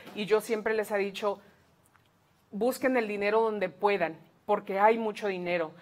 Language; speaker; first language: Spanish; early bilingual, heritage; Spanish